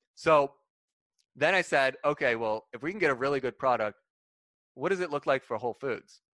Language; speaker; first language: English; native; English